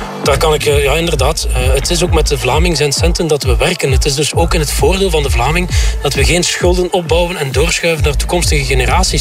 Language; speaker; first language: Dutch; native; Dutch